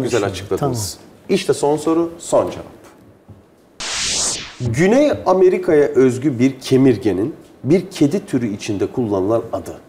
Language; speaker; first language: Turkish; native; Turkish